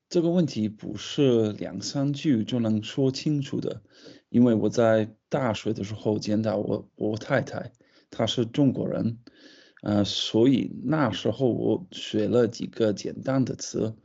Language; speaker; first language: Chinese; non-native, fluent; English